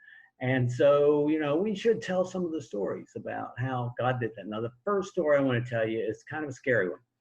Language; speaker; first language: English; native; English